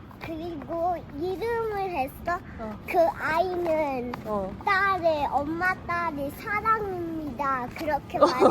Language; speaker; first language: Korean; early bilingual, heritage; Korean